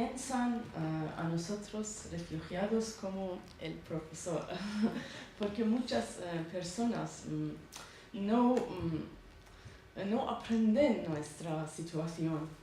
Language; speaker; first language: Spanish; non-native, learner; Persian